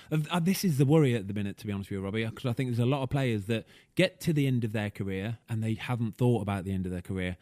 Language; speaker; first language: English; native; English